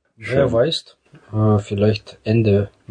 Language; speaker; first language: German; non-native, fluent; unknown